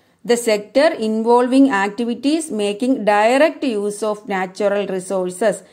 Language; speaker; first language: English; non-native, local second language; Malayalam